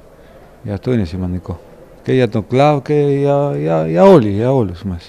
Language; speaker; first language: Greek; non-native, learner; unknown